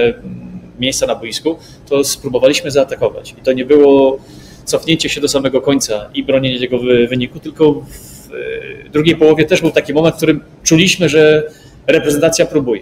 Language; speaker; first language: Polish; native; Polish